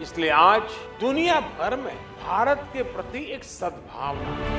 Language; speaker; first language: Hindi; native; Hindi